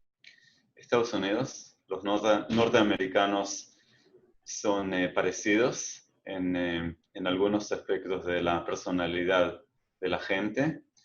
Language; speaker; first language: Spanish; non-native, fluent; Hebrew